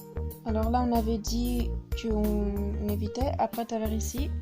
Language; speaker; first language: French; native; French